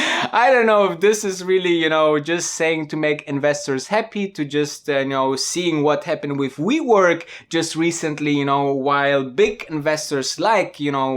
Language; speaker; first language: English; non-native, fluent; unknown